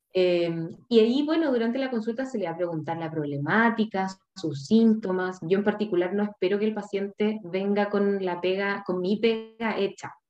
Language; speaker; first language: Spanish; native; Spanish